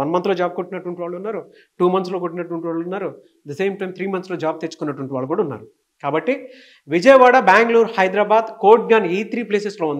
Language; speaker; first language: Telugu; native; Telugu